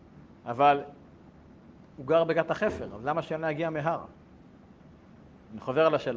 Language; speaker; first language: Hebrew; native; Hebrew